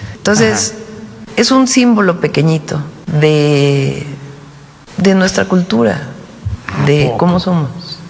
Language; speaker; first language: Spanish; native; Spanish